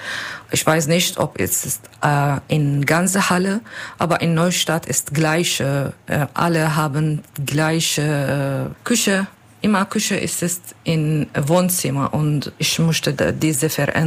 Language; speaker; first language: German; non-native, learner; Turkish